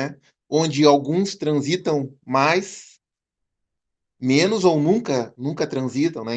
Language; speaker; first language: Portuguese; native; Portuguese